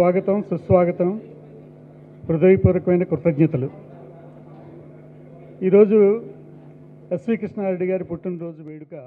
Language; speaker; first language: Telugu; native; Telugu